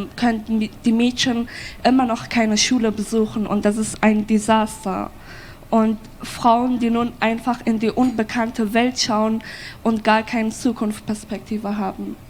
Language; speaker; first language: German; non-native, fluent; Persian